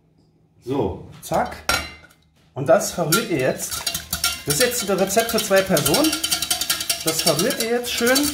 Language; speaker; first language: German; native; German